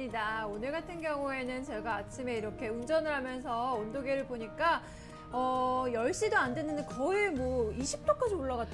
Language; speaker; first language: Korean; native; Korean